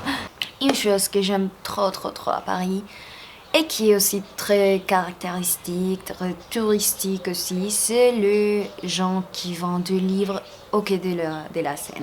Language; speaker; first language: French; non-native, fluent; Spanish